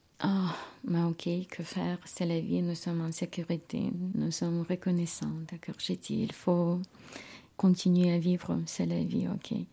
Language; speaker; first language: French; non-native, fluent; Ukrainian